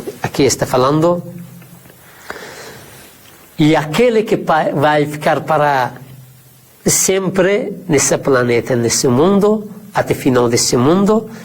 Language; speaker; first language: Portuguese; non-native, fluent; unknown